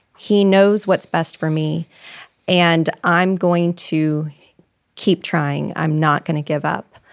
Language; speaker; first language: English; native; English